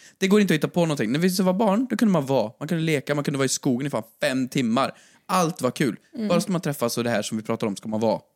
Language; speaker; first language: Swedish; native; Swedish